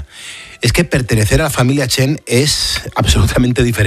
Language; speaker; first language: Spanish; native; Spanish